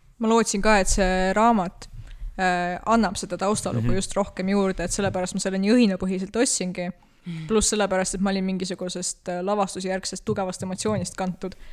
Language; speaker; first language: Estonian; non-native, local second language; Russian